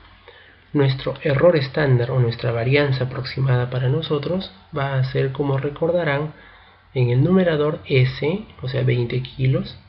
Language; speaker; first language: Spanish; native; Spanish